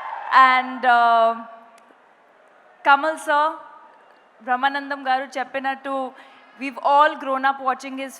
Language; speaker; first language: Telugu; non-native, local second language; Hindi